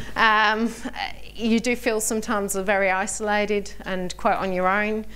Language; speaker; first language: English; native; English